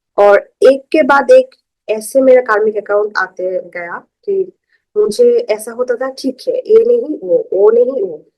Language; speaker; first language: Hindi; non-native, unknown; Bangla